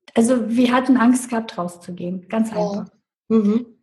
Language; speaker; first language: German; non-native, fluent; Russian